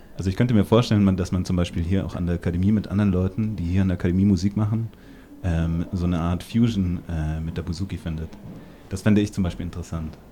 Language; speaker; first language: German; native; German